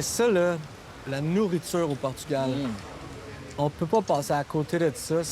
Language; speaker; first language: French; native; French